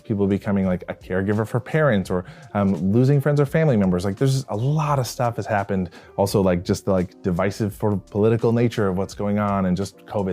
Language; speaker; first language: English; native; English